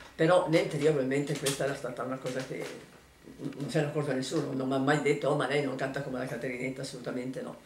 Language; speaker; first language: Italian; early bilingual, heritage; Italian